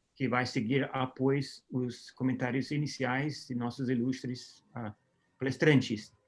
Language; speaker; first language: Portuguese; non-native, fluent; English